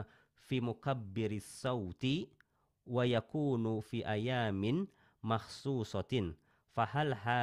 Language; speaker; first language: Arabic; non-native, learner; Indonesian